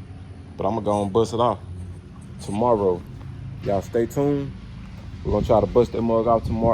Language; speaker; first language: English; native; English